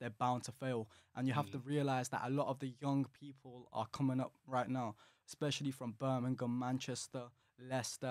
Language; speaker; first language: English; native; English